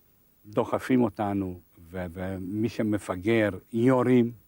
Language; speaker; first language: Hebrew; non-native, fluent; Hungarian